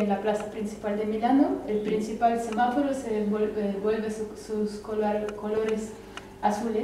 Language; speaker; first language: Spanish; early bilingual, other home language; Russian